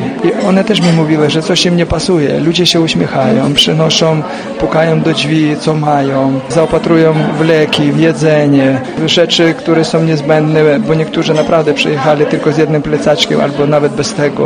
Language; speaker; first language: Polish; non-native, fluent; Ukrainian